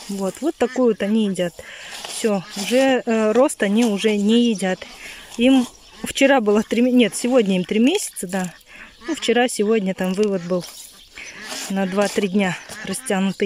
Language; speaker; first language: Russian; native; Russian